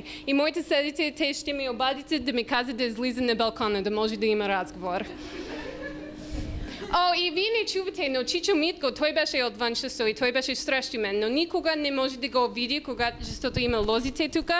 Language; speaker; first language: Bulgarian; non-native, learner; English